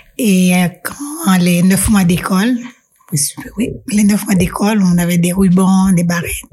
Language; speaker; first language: French; non-native, local second language; Haitian Creole